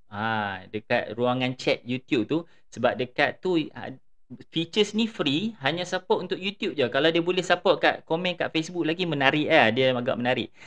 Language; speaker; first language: Malay; native; Malay